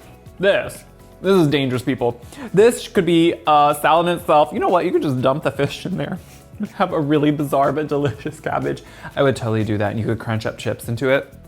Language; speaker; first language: English; native; English